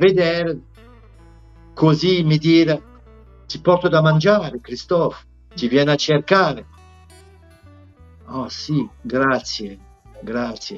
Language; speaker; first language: Italian; non-native, fluent; French